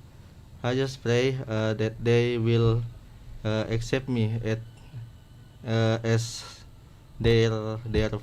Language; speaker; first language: English; non-native, learner; Indonesian